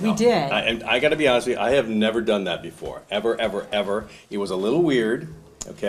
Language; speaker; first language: English; native; English